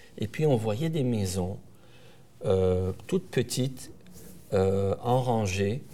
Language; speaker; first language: French; early bilingual, other home language; Persian